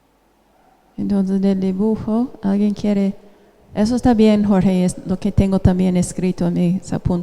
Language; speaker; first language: Spanish; non-native, fluent; English